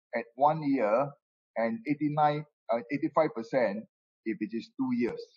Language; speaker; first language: English; non-native, local second language; Min Nan Chinese